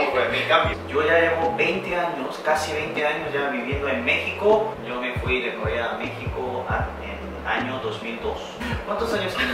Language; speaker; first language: Spanish; non-native, fluent; Korean